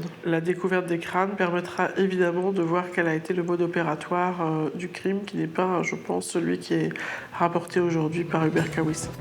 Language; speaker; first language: French; native; French